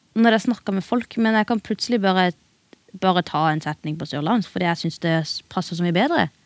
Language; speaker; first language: Norwegian; native; Norwegian